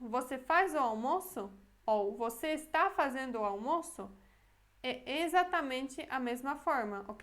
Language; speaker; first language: Portuguese; non-native, fluent; Polish